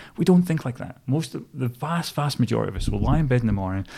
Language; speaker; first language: English; native; English